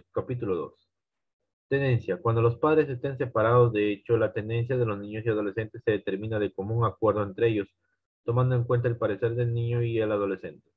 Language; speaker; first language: Spanish; native; Spanish